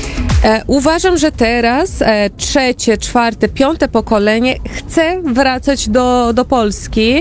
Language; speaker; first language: Polish; early bilingual, heritage; Portuguese